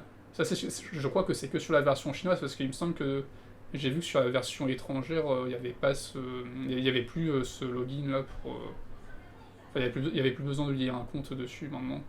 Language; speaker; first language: French; native; French